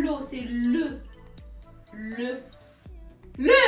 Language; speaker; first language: French; native; French